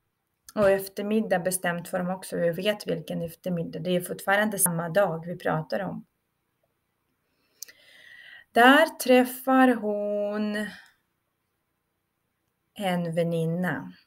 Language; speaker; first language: Swedish; non-native, fluent; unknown